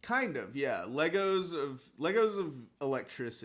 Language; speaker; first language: English; native; English